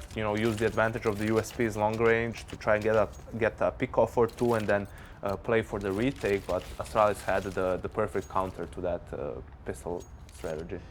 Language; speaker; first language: English; non-native, fluent; Danish